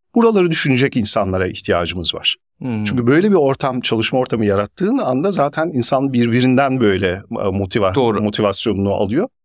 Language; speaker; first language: Turkish; early bilingual, heritage; Turkish